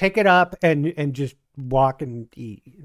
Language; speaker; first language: English; native; English